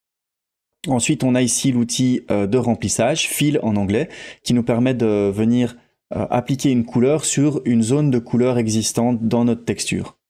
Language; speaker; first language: French; native; French